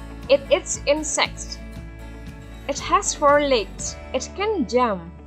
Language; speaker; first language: English; non-native, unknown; Indonesian